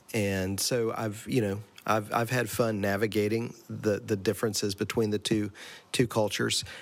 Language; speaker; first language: English; native; English